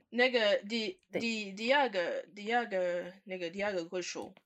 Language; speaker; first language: Chinese; non-native, learner; French